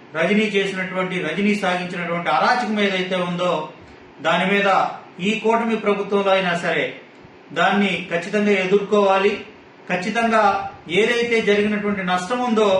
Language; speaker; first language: Telugu; native; Telugu